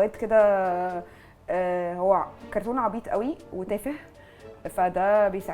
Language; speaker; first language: Arabic; native; Arabic